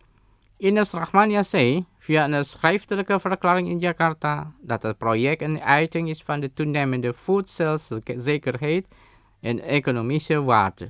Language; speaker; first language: Dutch; non-native, fluent; Indonesian